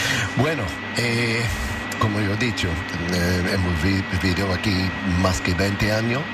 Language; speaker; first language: Spanish; non-native, learner; English